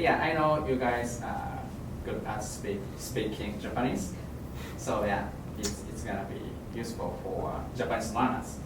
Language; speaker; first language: English; non-native, fluent; Japanese